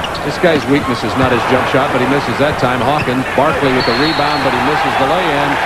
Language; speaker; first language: English; native; English